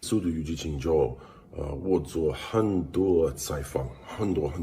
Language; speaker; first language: Chinese; non-native, learner; English